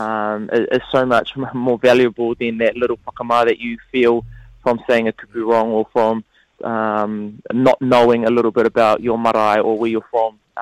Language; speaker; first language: English; native; English